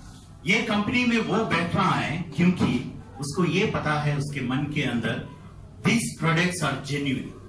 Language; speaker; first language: Hindi; non-native, fluent; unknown